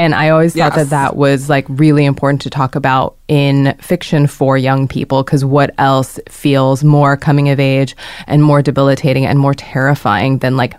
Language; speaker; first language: English; non-native, local second language; Korean